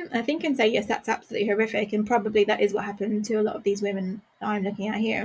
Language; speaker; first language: English; native; English